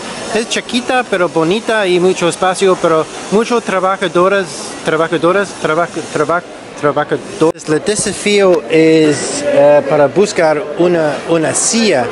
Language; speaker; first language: Spanish; non-native, learner; English